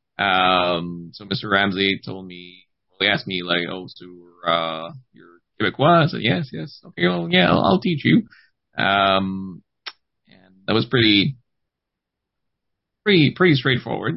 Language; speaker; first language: English; native; English